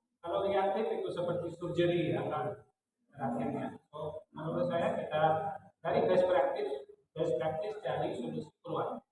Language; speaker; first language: Indonesian; non-native, fluent; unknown